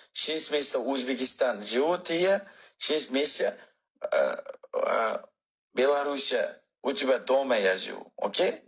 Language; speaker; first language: Russian; non-native, learner; Uzbek